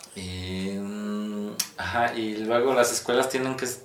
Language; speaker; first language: Spanish; non-native, fluent; Polish